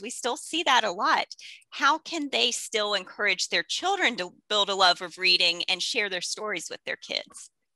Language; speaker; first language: English; native; English